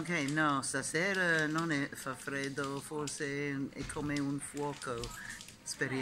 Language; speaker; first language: Italian; non-native, fluent; English